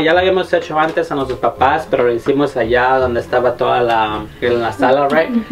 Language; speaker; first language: Spanish; native; Spanish